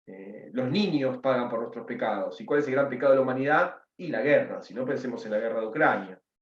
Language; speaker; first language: Spanish; native; Spanish